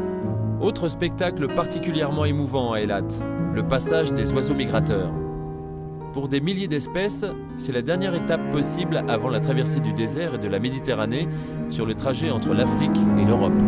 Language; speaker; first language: French; native; French